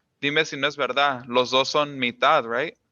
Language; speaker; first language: Spanish; early bilingual, other home language; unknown